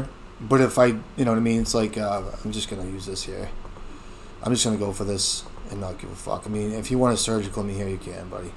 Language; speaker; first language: English; native; English